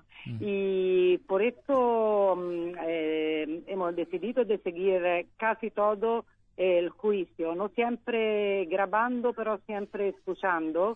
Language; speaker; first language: Spanish; non-native, learner; Italian